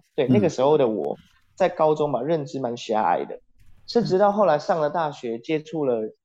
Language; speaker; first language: Chinese; non-native, local second language; Min Nan Chinese